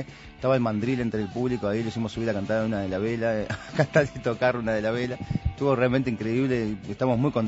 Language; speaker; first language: Spanish; native; Spanish